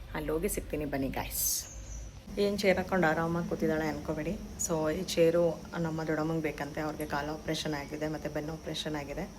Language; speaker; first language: Kannada; native; Kannada